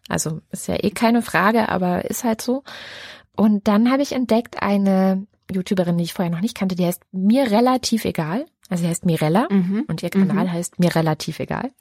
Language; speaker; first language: German; native; German